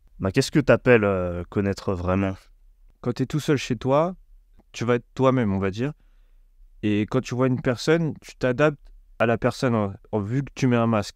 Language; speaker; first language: French; native; French